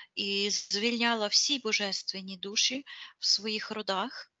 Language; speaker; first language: Ukrainian; non-native, local second language; Russian